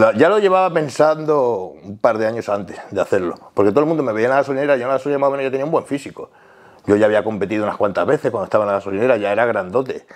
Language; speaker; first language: Spanish; native; Spanish